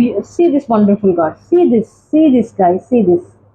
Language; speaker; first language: English; non-native, local second language; Telugu